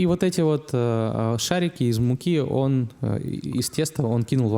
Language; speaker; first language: Russian; native; Russian